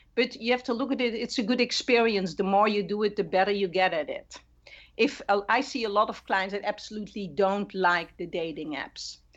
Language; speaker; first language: English; non-native, fluent; Dutch